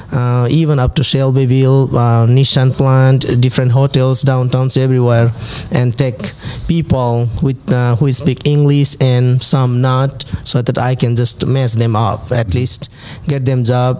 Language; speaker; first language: English; non-native, local second language; Nepali